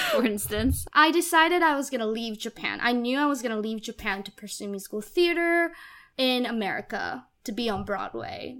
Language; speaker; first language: English; non-native, fluent; Japanese